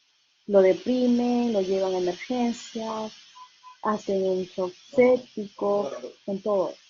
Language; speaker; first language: Spanish; native; Spanish